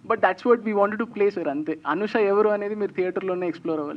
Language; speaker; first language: Telugu; native; Telugu